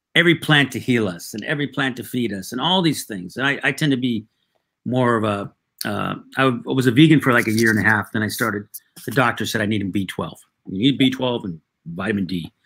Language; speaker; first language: English; early bilingual, other home language; Spanish